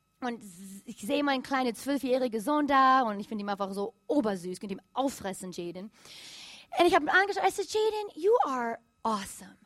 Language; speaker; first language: German; non-native, fluent; English